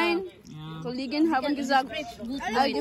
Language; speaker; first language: German; non-native, learner; Cebuano